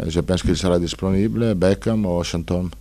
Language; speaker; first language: French; non-native, learner; Italian